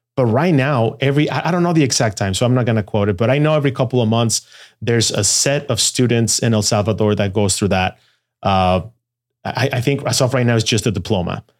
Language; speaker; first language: English; non-native, fluent; Spanish